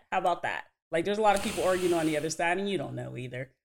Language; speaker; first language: English; native; English